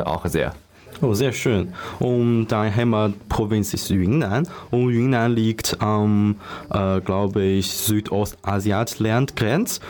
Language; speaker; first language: German; non-native, learner; Chinese